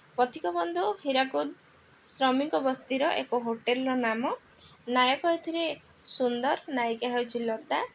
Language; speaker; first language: Odia; native; Odia